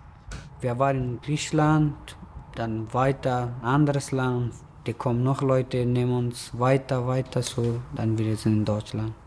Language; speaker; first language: German; non-native, learner; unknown